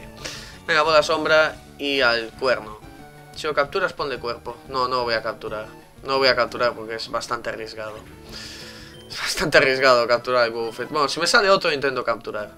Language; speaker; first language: Spanish; native; Spanish